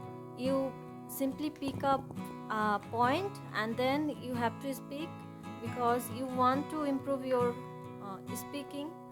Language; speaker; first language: English; non-native, learner; Bangla